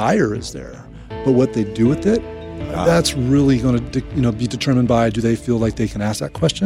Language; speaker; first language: English; native; English